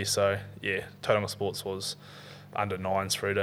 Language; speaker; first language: English; native; English